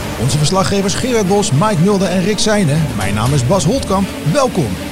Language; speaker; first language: Dutch; native; Dutch